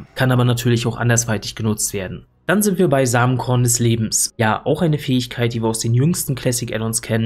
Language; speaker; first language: German; native; German